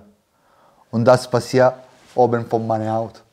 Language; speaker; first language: German; non-native, learner; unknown